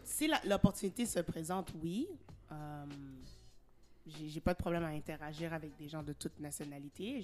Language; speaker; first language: French; early bilingual, heritage; French